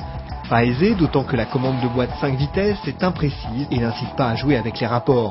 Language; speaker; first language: French; native; French